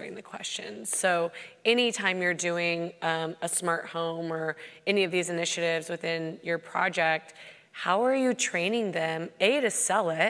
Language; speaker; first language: English; native; English